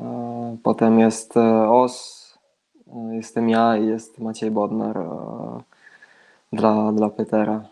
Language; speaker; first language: Polish; non-native, fluent; Italian